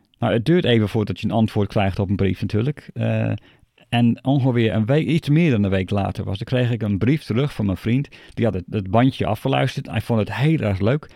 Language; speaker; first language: Dutch; non-native, fluent; English